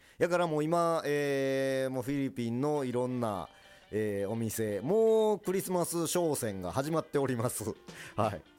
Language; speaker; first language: Japanese; early bilingual, other home language; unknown